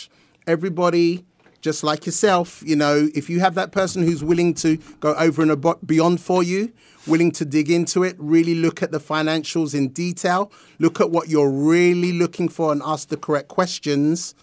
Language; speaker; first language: English; native; English